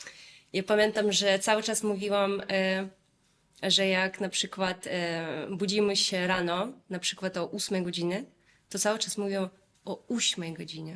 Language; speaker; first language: Polish; non-native, fluent; Russian